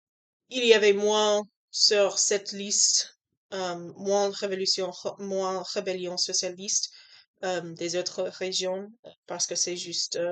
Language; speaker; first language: French; non-native, learner; English